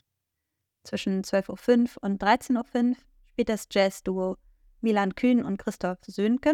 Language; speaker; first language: German; native; German